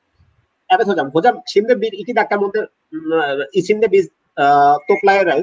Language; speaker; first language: Turkish; non-native, learner; Bangla